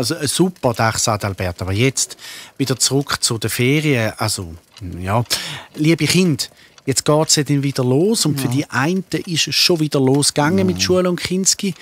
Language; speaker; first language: German; native; German